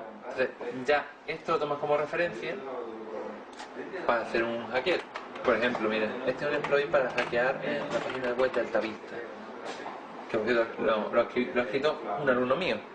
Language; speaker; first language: Spanish; native; Spanish